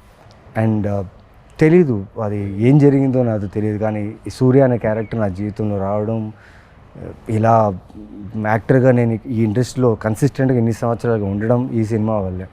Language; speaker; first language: Telugu; native; Telugu